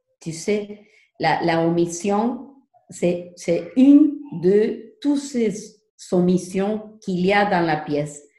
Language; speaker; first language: French; non-native, learner; Spanish